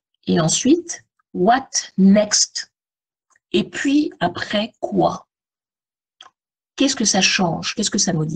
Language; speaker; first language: French; native; French